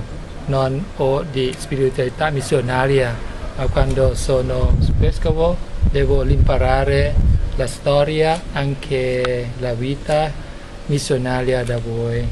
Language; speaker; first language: Italian; non-native, learner; Thai